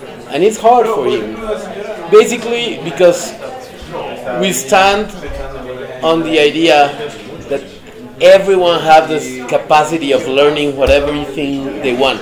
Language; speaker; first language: English; non-native, fluent; Spanish